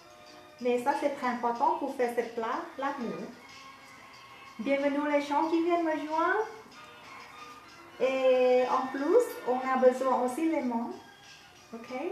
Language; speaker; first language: French; non-native, learner; Thai